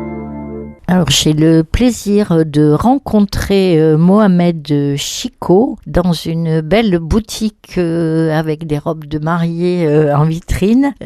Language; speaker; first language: French; native; French